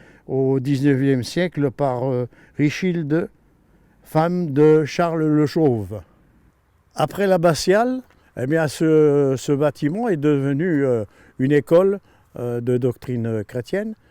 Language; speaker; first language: French; native; French